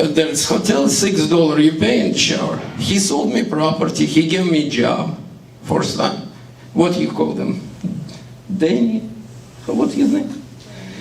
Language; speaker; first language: English; non-native, learner; Estonian